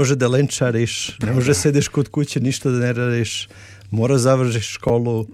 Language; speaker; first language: Serbian; native; Serbian